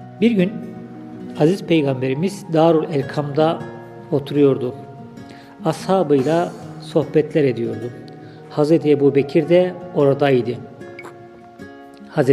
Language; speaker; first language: Turkish; native; Turkish